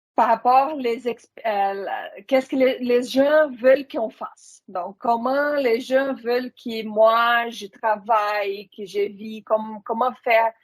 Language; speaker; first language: French; non-native, fluent; Portuguese